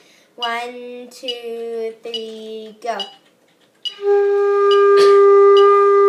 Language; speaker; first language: English; native; English